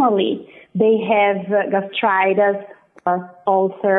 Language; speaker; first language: English; non-native, fluent; Portuguese